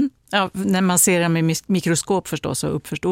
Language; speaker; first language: Swedish; native; Swedish